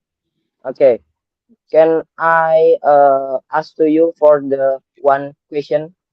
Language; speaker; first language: English; non-native, learner; Indonesian